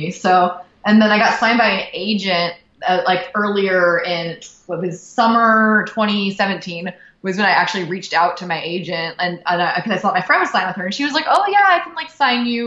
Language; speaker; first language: English; native; English